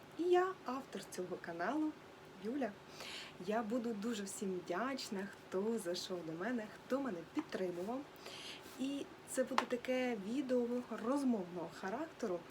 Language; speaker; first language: Ukrainian; native; Ukrainian